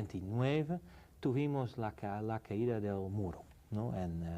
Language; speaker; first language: Spanish; non-native, fluent; Dutch